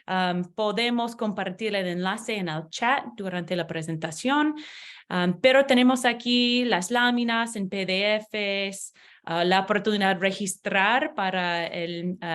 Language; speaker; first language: Spanish; non-native, learner; English